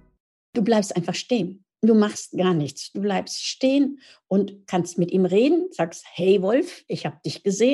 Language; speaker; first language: German; native; German